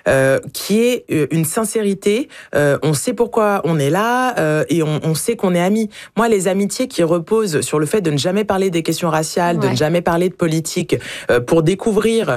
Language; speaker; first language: French; native; French